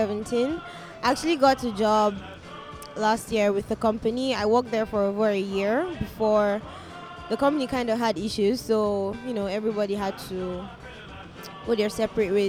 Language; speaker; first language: English; non-native, local second language; Hausa